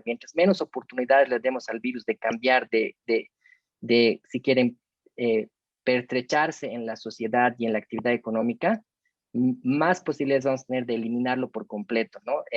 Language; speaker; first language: Spanish; native; Spanish